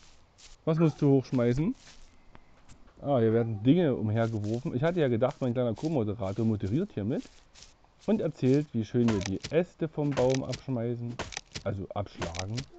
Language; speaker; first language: German; native; German